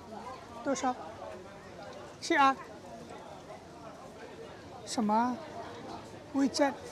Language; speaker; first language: Chinese; non-native, learner; Bangla